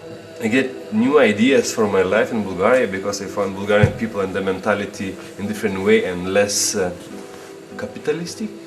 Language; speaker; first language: English; non-native, fluent; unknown